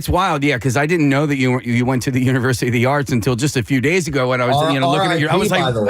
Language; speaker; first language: English; native; English